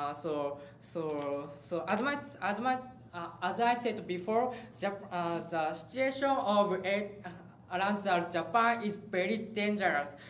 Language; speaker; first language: English; non-native, learner; Japanese